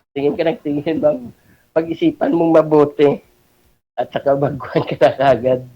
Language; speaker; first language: Filipino; non-native, local second language; Hiligaynon